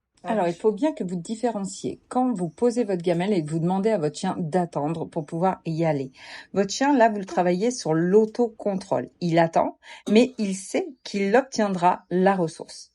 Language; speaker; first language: French; native; French